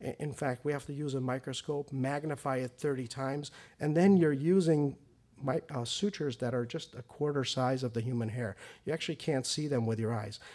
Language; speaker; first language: English; early bilingual, other home language; Persian